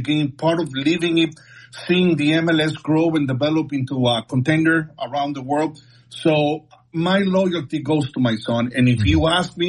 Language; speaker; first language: English; non-native, fluent; Spanish